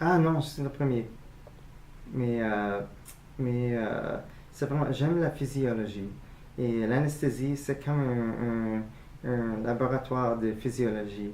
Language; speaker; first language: French; non-native, fluent; English